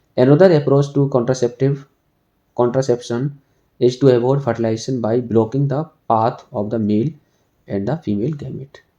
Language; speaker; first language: English; non-native, local second language; Hindi